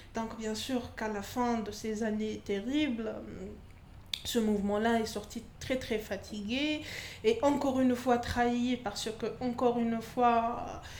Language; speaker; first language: French; non-native, local second language; Arabic